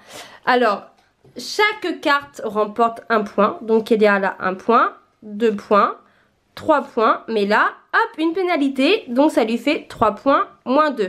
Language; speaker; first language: French; native; French